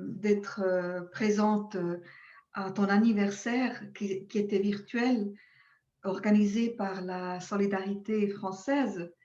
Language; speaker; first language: French; non-native, local second language; German